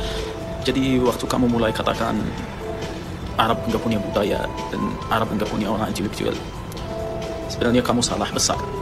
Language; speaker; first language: Indonesian; non-native, fluent; Arabic